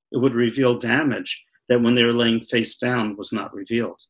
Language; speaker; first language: English; native; English